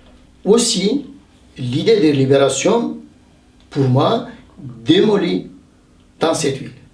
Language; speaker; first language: French; non-native, fluent; Turkish